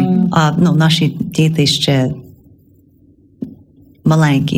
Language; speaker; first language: Ukrainian; non-native, learner; English